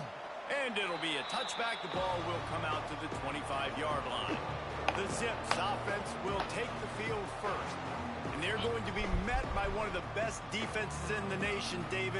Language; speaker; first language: English; native; English